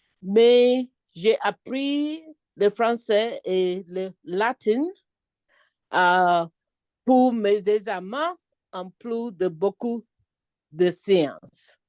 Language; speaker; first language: French; non-native, learner; Akan